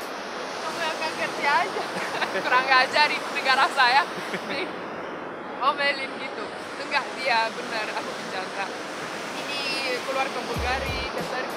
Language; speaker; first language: Indonesian; non-native, fluent; Romanian